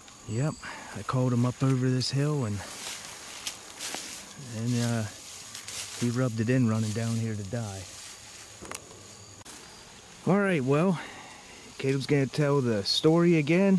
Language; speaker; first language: English; native; English